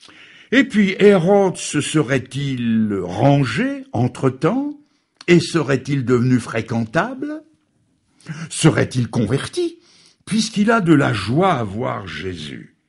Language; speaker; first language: French; native; French